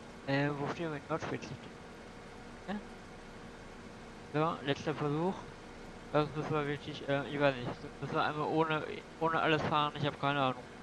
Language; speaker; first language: German; native; German